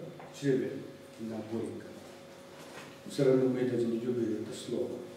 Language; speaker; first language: Russian; non-native, learner; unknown